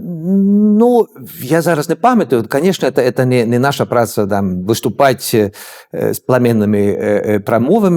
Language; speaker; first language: Russian; non-native, fluent; Swedish